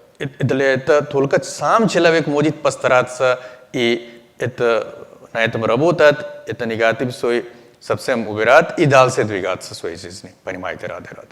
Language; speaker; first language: Russian; non-native, learner; Hindi